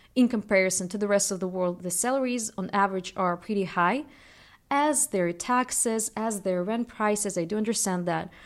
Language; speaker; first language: English; non-native, fluent; Russian